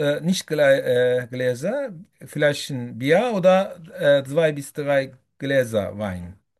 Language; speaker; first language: German; non-native, learner; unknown